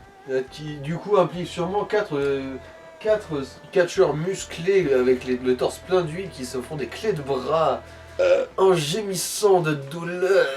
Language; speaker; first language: French; native; French